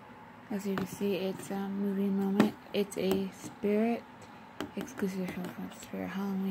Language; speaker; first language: English; native; English